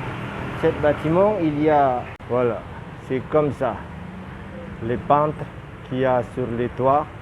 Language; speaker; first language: French; non-native, learner; Indonesian